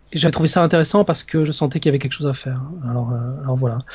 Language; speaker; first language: French; native; French